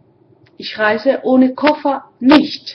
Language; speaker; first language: German; non-native, learner; Spanish